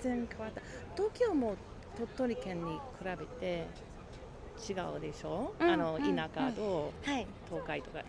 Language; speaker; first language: Japanese; non-native, learner; English